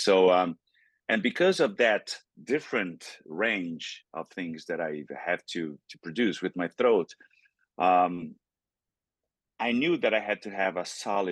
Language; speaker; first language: English; non-native, fluent; Portuguese